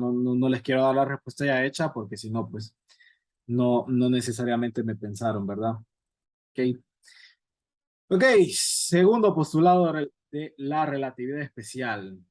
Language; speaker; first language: Spanish; native; Spanish